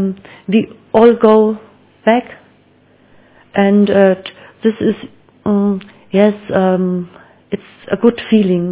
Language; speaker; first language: English; non-native, learner; German